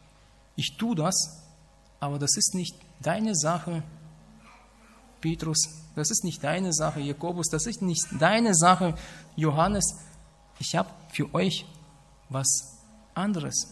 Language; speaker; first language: German; non-native, fluent; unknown